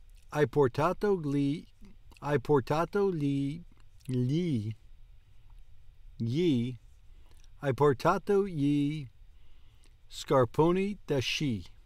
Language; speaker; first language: Italian; non-native, learner; English